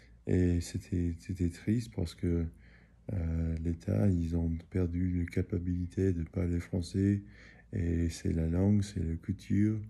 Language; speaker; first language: French; early bilingual, heritage; English